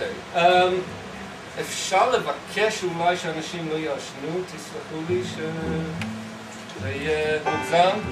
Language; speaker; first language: Hebrew; non-native, fluent; English